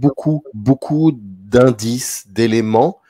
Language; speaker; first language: French; native; French